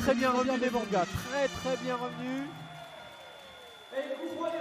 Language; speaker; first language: French; native; French